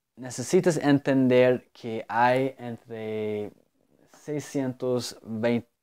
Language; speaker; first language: Spanish; non-native, fluent; English